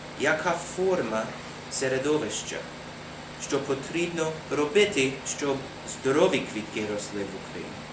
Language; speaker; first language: Ukrainian; non-native, learner; English